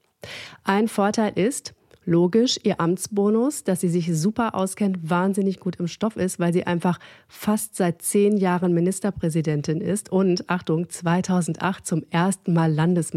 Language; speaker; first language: German; native; German